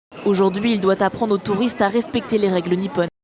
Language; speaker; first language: French; native; French